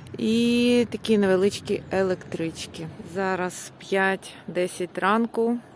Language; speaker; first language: Ukrainian; native; Ukrainian